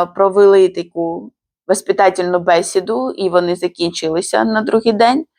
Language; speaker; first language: Ukrainian; non-native, fluent; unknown